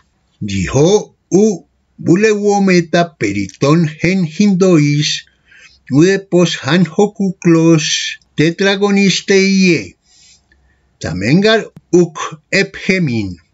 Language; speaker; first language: Greek; non-native, fluent; Spanish